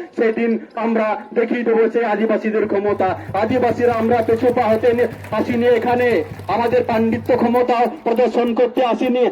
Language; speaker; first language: Bangla; non-native, local second language; Santali